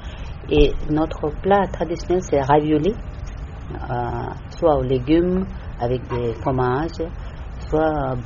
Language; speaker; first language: French; non-native, learner; Tibetan